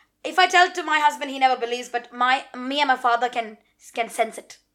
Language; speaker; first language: English; non-native, local second language; Malayalam